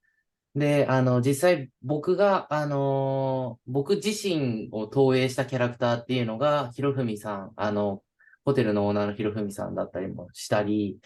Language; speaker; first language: Japanese; native; Japanese